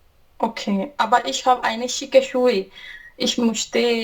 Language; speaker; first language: German; non-native, learner; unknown